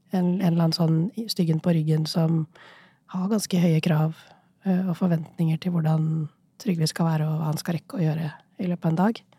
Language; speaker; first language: Norwegian; early bilingual, other home language; Urdu